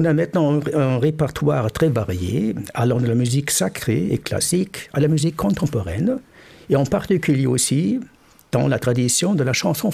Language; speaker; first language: French; non-native, fluent; German